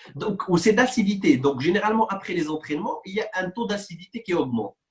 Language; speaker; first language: French; non-native, local second language; Arabic